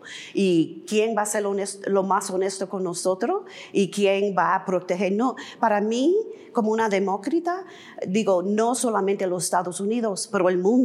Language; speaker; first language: Spanish; early bilingual, heritage; English